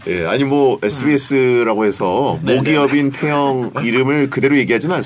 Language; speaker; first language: Korean; native; Korean